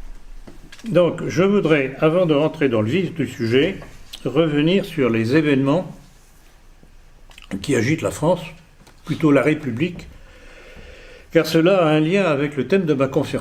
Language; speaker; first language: French; native; French